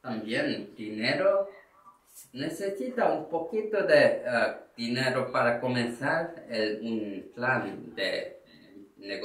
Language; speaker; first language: Spanish; non-native, learner; Korean